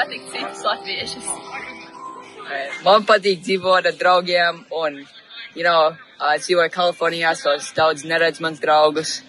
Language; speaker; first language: Latvian; early bilingual, heritage; Latvian